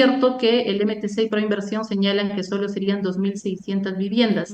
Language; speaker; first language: Spanish; native; Spanish